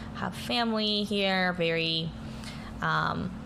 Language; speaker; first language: English; early bilingual, other home language; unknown